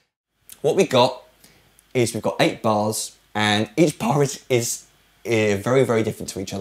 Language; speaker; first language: English; native; English